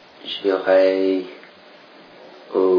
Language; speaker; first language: French; non-native, learner; English